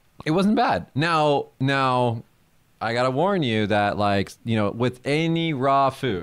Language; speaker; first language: English; early bilingual, other home language; Japanese